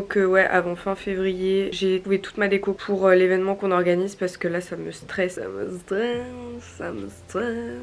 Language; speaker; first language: French; native; French